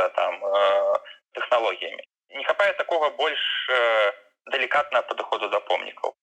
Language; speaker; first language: Belarusian; native; Belarusian